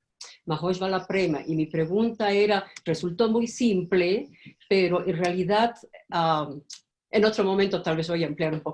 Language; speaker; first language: Spanish; native; Spanish